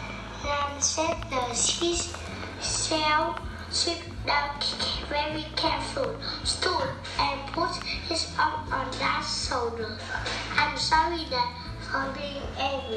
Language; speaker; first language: English; non-native, learner; Vietnamese